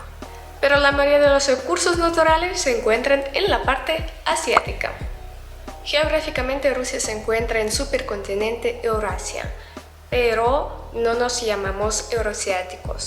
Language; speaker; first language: Spanish; non-native, fluent; Russian